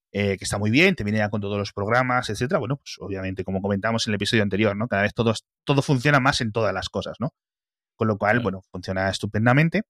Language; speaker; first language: Spanish; native; Spanish